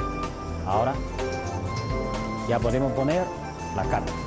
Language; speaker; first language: Spanish; non-native, fluent; Chinese